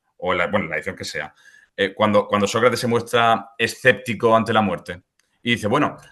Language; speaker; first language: Spanish; native; Spanish